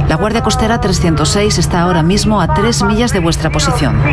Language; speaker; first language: Spanish; native; Spanish